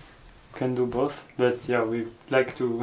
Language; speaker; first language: English; non-native, learner; French